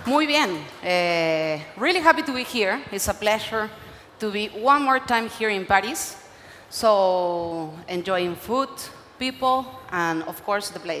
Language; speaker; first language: English; non-native, learner; Spanish